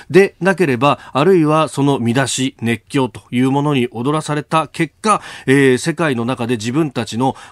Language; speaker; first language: Japanese; native; Japanese